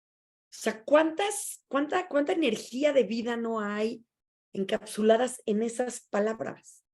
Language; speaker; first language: Spanish; native; Spanish